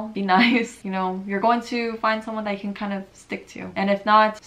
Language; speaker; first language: English; native; English